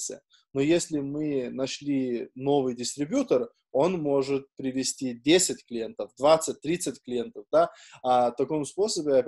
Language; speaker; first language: Russian; non-native, fluent; Lithuanian